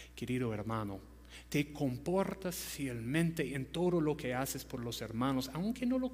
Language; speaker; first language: Spanish; non-native, fluent; English